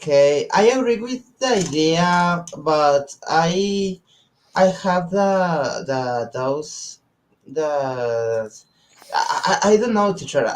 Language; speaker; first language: English; non-native, learner; Spanish